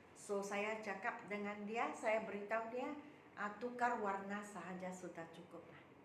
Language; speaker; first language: Malay; non-native, local second language; Chinese